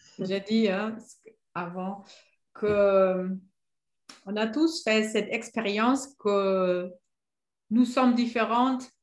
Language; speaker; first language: French; non-native, fluent; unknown